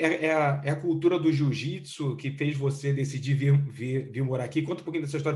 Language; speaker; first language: Portuguese; native; Portuguese